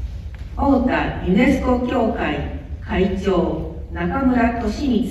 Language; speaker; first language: Japanese; native; Japanese